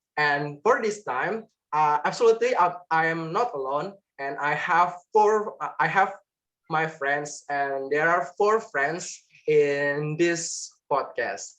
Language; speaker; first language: English; non-native, learner; Indonesian